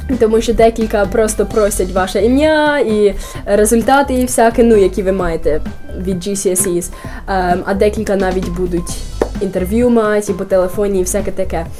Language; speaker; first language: Ukrainian; early bilingual, heritage; Ukrainian